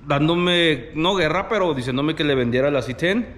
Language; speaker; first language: Spanish; early bilingual, other home language; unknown